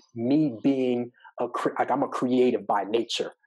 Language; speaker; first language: English; native; English